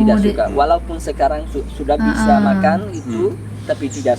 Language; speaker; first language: Indonesian; non-native, learner; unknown